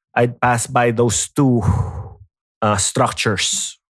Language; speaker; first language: English; non-native, local second language; Filipino